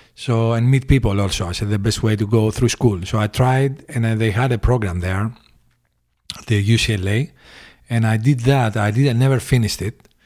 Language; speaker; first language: English; early bilingual, other home language; Greek